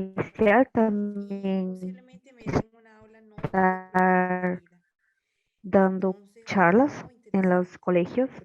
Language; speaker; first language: Spanish; non-native, learner; Portuguese